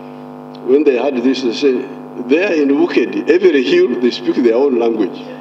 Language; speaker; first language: English; non-native, local second language; Nyankole